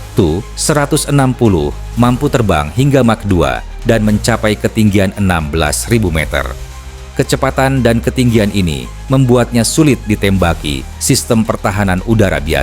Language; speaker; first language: Indonesian; native; Indonesian